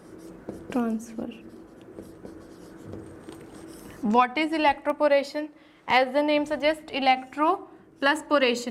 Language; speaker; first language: English; non-native, local second language; Hindi